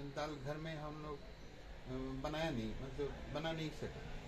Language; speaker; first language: Hindi; non-native, local second language; Bangla